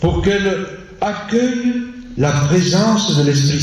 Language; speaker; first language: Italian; non-native, learner; French